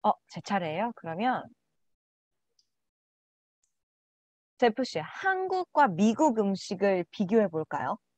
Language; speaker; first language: Korean; non-native, learner; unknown